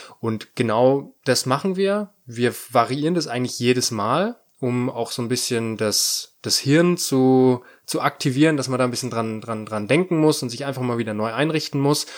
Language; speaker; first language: German; native; German